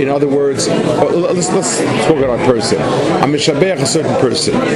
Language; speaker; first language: English; native; English